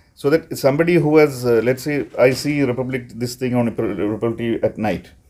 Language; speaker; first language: English; non-native, local second language; Malayalam